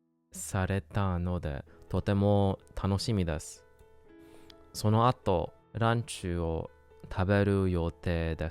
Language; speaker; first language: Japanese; non-native, learner; English